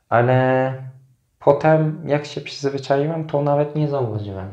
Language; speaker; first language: Polish; non-native, fluent; Turkish